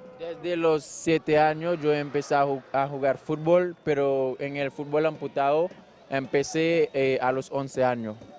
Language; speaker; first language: Spanish; non-native, fluent; Haitian Creole